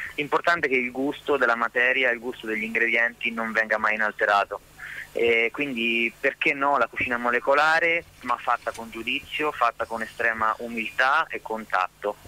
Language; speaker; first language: Italian; native; Italian